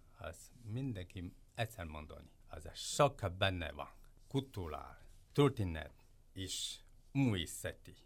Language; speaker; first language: Hungarian; non-native, learner; Chinese